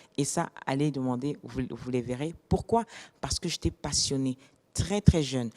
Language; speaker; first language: French; non-native, local second language; Lingala